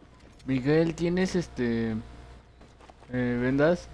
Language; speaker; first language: Spanish; native; Spanish